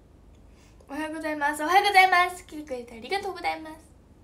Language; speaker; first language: Japanese; native; Japanese